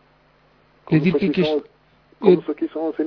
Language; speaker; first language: French; non-native, local second language; Wolof